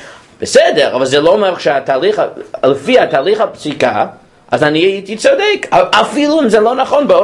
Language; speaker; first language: Hebrew; non-native, fluent; English